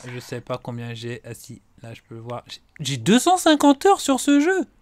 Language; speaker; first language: French; native; French